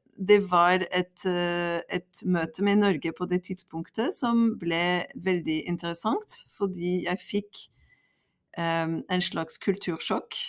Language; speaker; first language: Norwegian; non-native, fluent; French